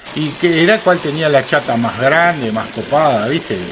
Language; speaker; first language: Spanish; native; Spanish